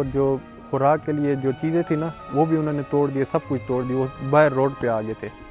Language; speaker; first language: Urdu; early bilingual, other home language; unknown